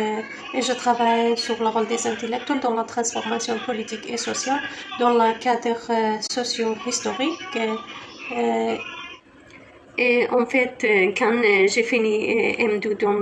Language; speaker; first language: French; non-native, fluent; Kurdish